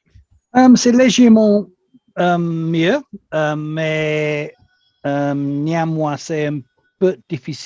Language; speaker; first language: French; non-native, fluent; English